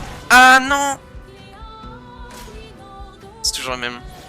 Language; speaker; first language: French; native; French